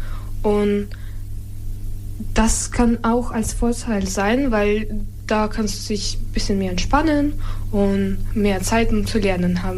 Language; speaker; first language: German; non-native, fluent; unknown